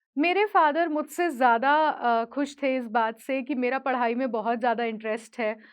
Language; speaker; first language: Hindi; native; Hindi